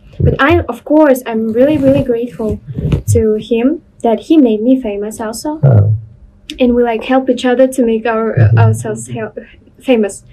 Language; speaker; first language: English; non-native, learner; Russian